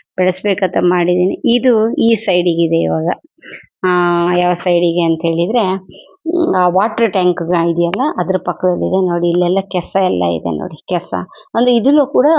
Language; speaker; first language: Kannada; non-native, local second language; Telugu